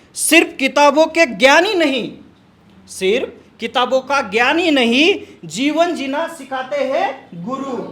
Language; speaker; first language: Hindi; non-native, local second language; Marathi